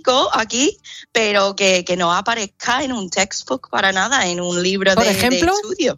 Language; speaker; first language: Spanish; non-native, fluent; English